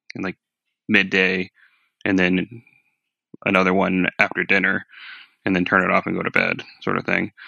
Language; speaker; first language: English; native; English